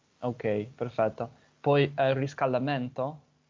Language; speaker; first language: Italian; non-native, fluent; English